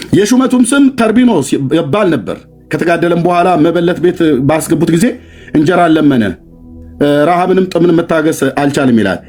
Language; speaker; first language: Amharic; native; Amharic